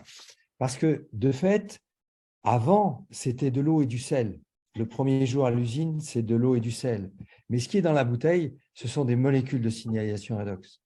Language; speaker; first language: French; native; French